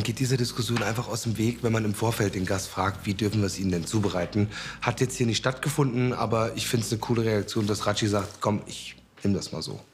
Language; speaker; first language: German; native; German